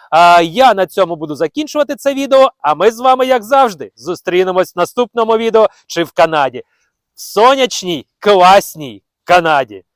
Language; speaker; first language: Ukrainian; non-native, local second language; Russian